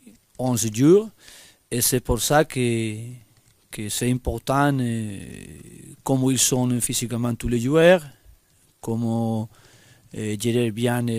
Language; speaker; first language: French; non-native, fluent; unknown